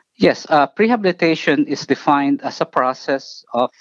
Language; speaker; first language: English; non-native, local second language; Filipino